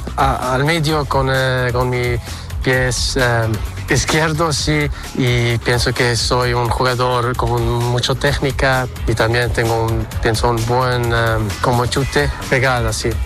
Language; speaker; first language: Spanish; early bilingual, heritage; Spanish